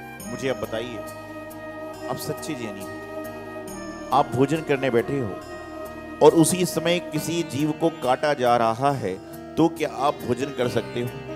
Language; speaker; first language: Hindi; native; Hindi